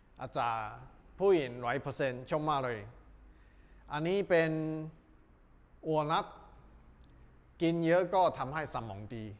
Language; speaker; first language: Thai; non-native, learner; Chinese